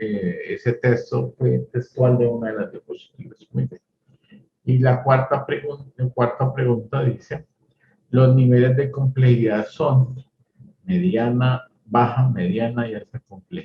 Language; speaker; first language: Spanish; native; Spanish